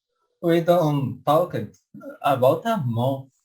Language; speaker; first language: English; non-native, learner; Portuguese